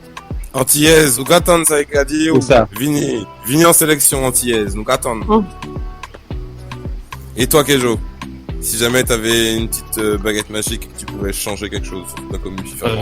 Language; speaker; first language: French; native; French